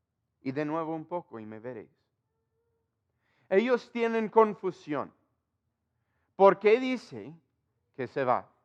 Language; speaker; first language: Spanish; non-native, fluent; English